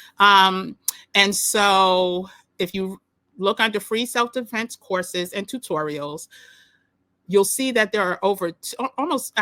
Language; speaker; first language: English; native; English